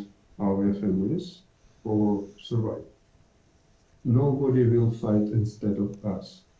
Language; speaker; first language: English; non-native, fluent; Ukrainian